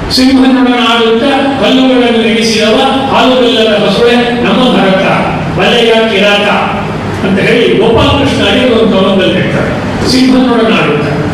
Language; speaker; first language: Kannada; native; Kannada